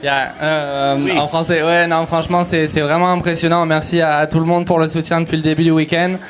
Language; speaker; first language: French; native; French